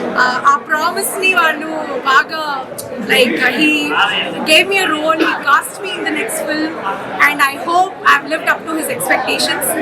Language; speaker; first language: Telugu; early bilingual, heritage; Telugu